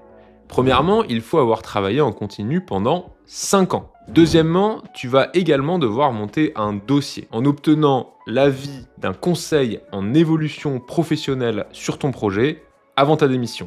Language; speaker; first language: French; native; French